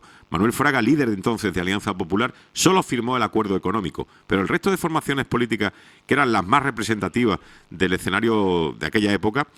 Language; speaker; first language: Spanish; native; Spanish